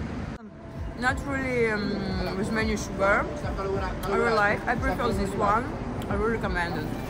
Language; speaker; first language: English; non-native, learner; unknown